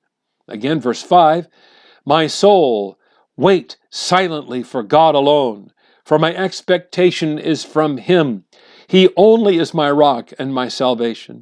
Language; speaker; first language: English; native; English